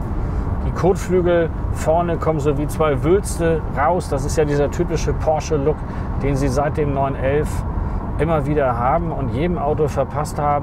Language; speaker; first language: German; native; German